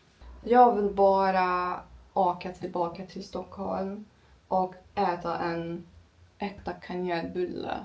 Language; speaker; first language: Swedish; non-native, learner; Turkish